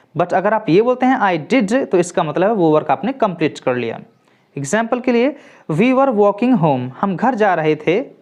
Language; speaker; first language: Hindi; native; Hindi